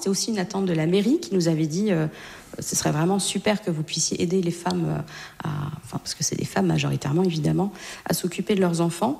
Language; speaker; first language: French; native; French